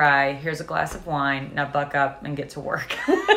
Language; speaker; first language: English; native; English